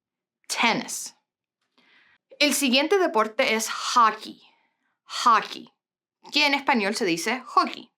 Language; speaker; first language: Spanish; non-native, fluent; English